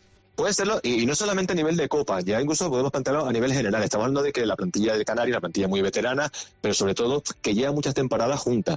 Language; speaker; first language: Spanish; native; Spanish